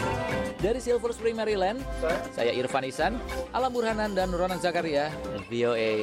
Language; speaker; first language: Indonesian; native; Indonesian